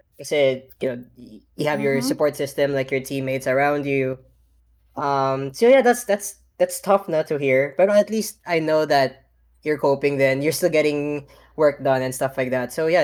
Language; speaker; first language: English; non-native, local second language; Filipino